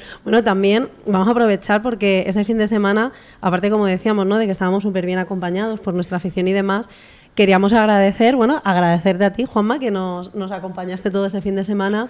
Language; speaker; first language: Spanish; native; Spanish